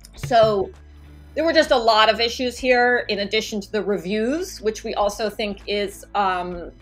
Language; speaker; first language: English; native; English